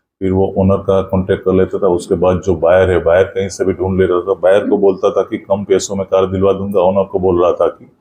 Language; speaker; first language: Hindi; non-native, local second language; Gujarati